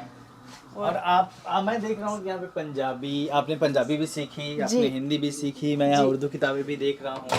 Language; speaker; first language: Hindi; native; Hindi